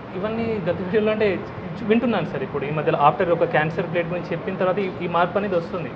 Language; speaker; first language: Telugu; non-native, local second language; Hindi